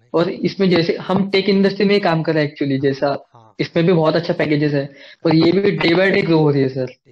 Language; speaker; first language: Hindi; non-native, local second language; Marathi